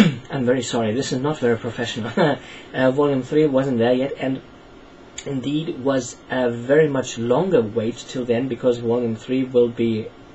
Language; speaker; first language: English; non-native, fluent; German